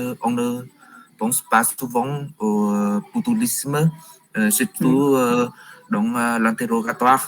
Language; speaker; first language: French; non-native, learner; Vietnamese